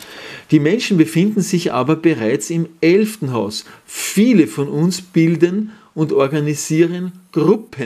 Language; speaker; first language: German; native; German